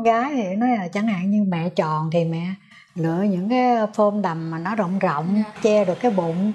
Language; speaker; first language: Vietnamese; native; Vietnamese